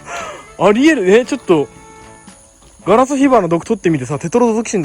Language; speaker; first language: Japanese; native; Japanese